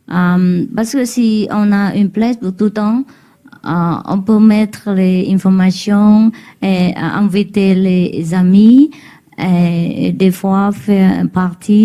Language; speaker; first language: French; non-native, learner; Vietnamese